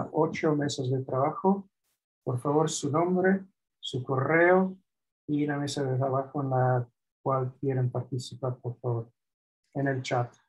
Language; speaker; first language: Spanish; non-native, fluent; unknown